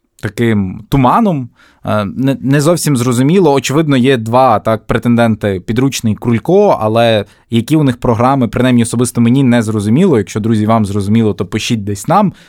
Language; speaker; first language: Ukrainian; native; Ukrainian